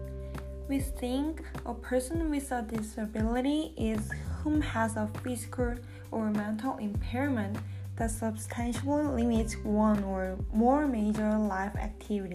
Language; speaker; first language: English; non-native, learner; Korean